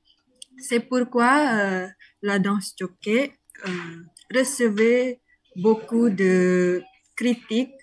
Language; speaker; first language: French; non-native, learner; Indonesian